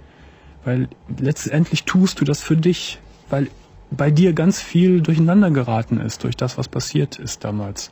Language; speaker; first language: German; native; German